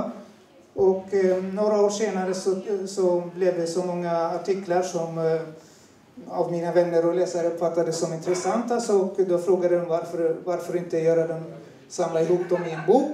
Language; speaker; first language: Swedish; non-native, fluent; Turoyo